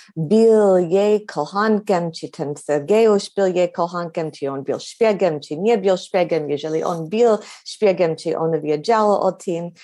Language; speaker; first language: Polish; non-native, fluent; English